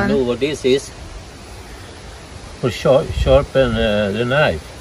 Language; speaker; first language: English; non-native, learner; Swedish